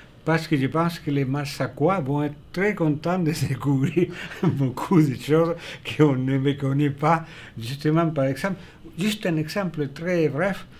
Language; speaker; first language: French; non-native, fluent; Spanish